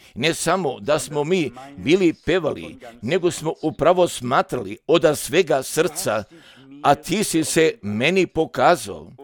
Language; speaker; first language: Croatian; early bilingual, heritage; Serbian